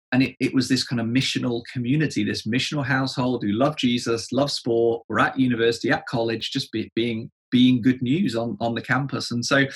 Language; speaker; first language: English; native; English